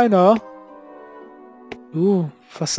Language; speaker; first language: German; native; German